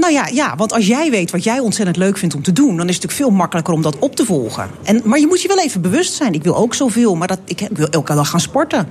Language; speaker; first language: Dutch; native; Dutch